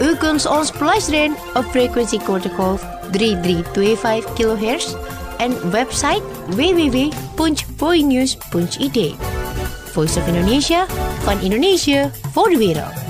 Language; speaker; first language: Dutch; non-native, learner; Indonesian